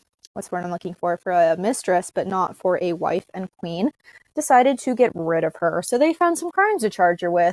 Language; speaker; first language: English; native; English